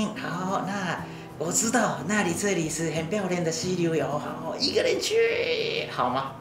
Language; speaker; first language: Chinese; non-native, learner; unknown